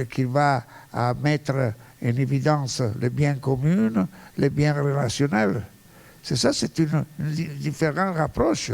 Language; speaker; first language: French; non-native, fluent; Italian